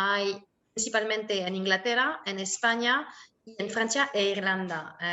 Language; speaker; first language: Spanish; non-native, fluent; French